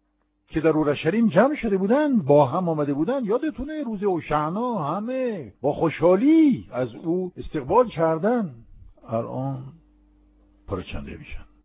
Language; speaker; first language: Persian; non-native, fluent; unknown